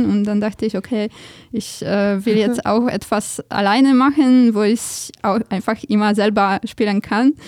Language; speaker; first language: German; non-native, fluent; Polish